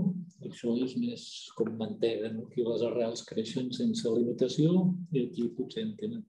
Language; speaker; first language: Catalan; native; Catalan